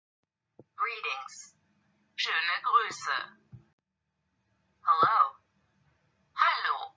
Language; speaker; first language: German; non-native, learner; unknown